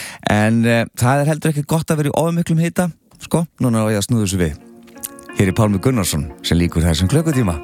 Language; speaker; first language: Icelandic; native; Icelandic